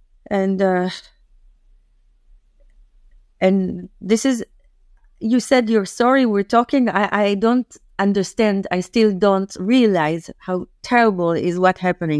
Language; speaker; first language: English; non-native, fluent; Hebrew